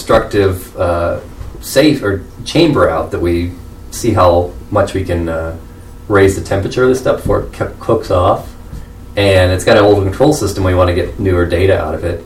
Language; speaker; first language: English; native; English